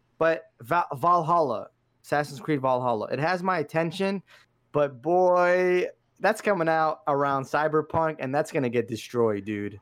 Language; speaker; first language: English; early bilingual, other home language; Arabic